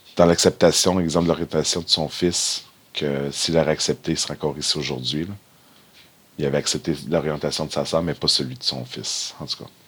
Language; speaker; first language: French; native; French